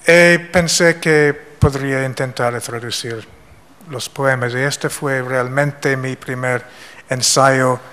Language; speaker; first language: Spanish; non-native, fluent; English